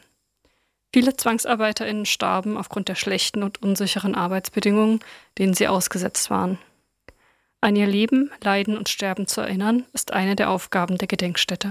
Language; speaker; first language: German; native; German